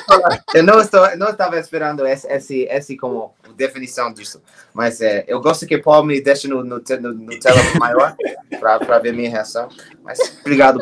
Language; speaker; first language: Portuguese; non-native, fluent; English